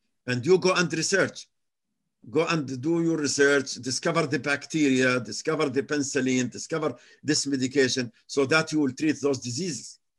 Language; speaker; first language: English; non-native, fluent; Arabic